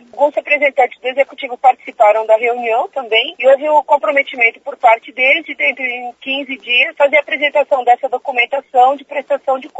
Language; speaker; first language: Portuguese; native; Portuguese